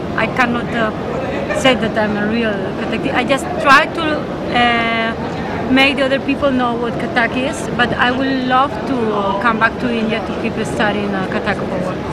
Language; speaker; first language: English; non-native, learner; Spanish